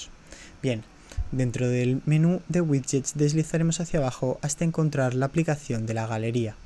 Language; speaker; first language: Spanish; native; Spanish